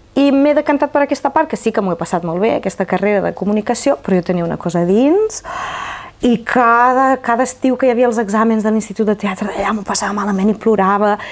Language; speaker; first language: Catalan; non-native, fluent; Romanian